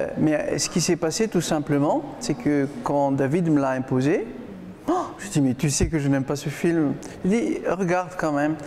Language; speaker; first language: French; non-native, local second language; Malagasy